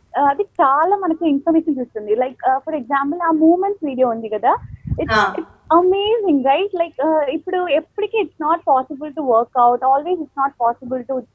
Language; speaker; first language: Telugu; non-native, local second language; Malayalam